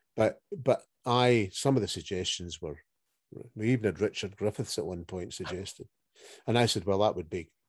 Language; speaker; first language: English; native; English